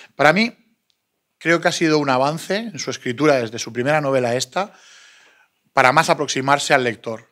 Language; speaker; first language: Spanish; native; Spanish